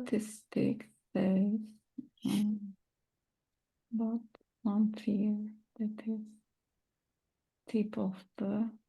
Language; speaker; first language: English; non-native, learner; Turkish